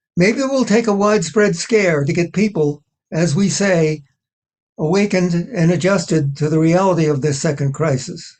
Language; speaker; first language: English; native; English